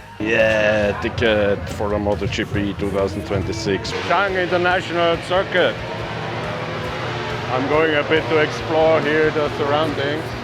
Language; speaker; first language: English; non-native, fluent; German